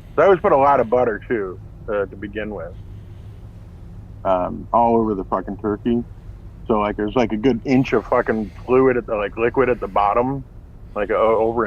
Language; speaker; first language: English; native; English